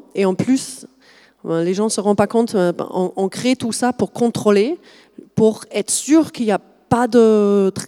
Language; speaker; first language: French; non-native, fluent; German